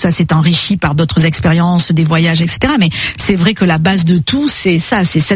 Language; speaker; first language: French; native; French